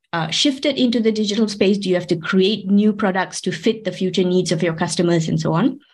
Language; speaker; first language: English; non-native, local second language; Tamil